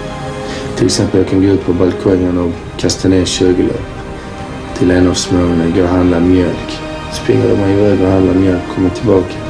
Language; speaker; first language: Swedish; early bilingual, other home language; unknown